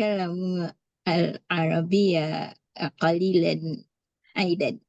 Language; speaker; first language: Arabic; non-native, learner; Malay